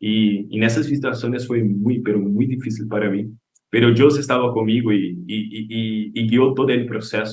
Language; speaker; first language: Spanish; non-native, learner; Portuguese